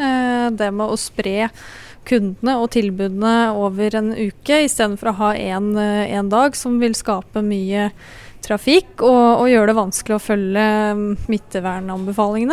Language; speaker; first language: Norwegian; native; Norwegian